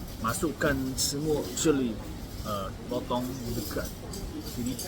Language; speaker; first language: Malay; non-native, learner; Korean